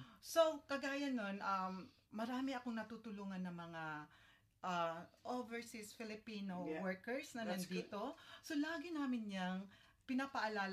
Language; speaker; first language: English; non-native, local second language; Hiligaynon